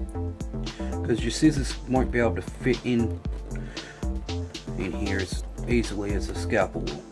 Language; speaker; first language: English; native; English